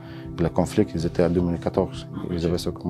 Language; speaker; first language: French; non-native, learner; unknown